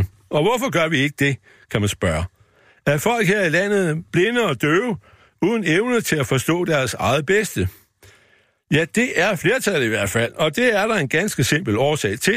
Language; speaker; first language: Danish; native; Danish